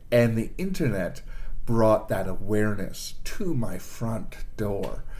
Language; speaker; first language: English; native; English